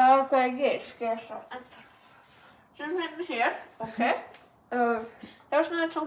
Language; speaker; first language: Icelandic; early bilingual, heritage; English